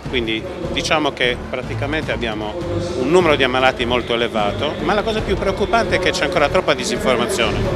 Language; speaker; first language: Italian; native; Italian